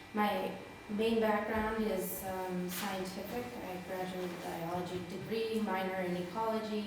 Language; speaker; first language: English; native; English